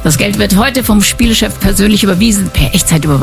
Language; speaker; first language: German; native; German